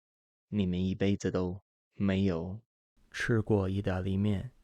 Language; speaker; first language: Chinese; non-native, fluent; English